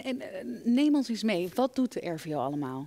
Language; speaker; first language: Dutch; native; Dutch